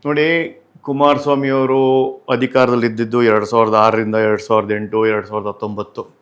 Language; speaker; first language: Kannada; native; Kannada